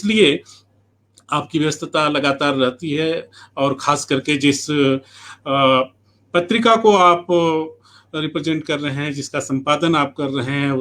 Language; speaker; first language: Hindi; native; Hindi